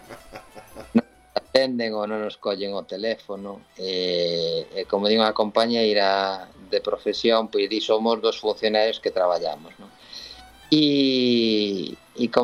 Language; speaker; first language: Galician; native; Galician